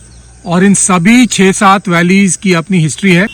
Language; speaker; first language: Hindi; native; Hindi